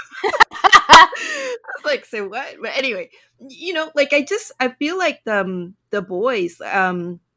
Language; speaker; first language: English; native; English